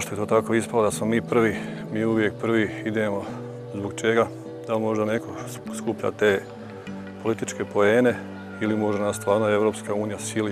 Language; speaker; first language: Croatian; native; Croatian